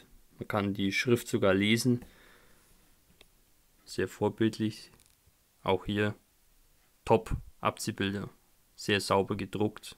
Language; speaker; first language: German; native; German